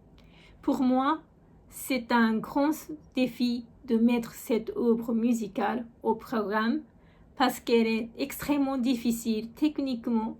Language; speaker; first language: French; non-native, fluent; Japanese